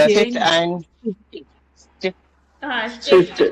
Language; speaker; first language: German; non-native, learner; Tamil